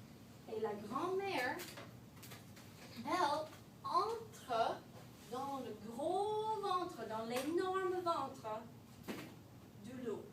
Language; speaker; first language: French; non-native, fluent; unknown